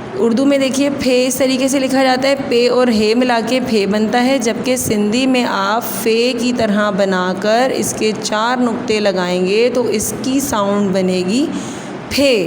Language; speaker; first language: Urdu; non-native, local second language; Sindhi